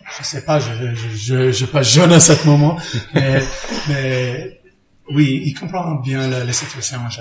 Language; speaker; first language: French; non-native, learner; English